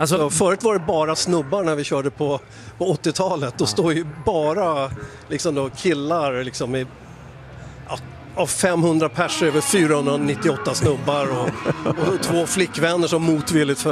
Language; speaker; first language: Swedish; native; Swedish